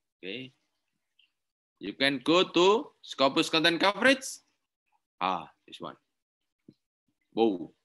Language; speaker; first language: English; non-native, learner; Indonesian